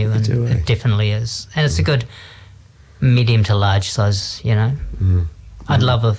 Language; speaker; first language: English; native; English